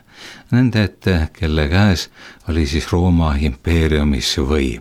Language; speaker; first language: Estonian; native; Estonian